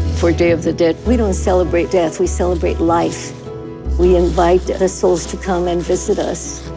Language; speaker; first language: English; native; English